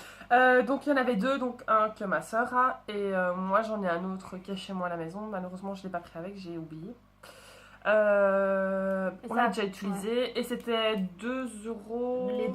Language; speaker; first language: French; native; French